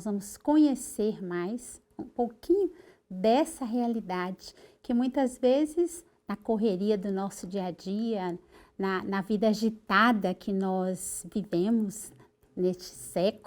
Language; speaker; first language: Portuguese; native; Portuguese